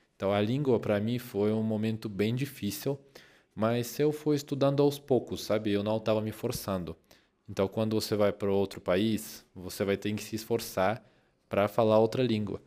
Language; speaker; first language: Portuguese; non-native, fluent; Russian